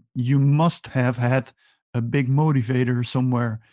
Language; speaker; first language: English; non-native, fluent; Dutch